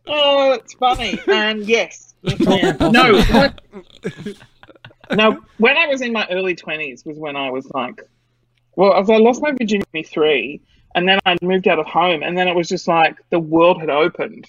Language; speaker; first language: English; native; English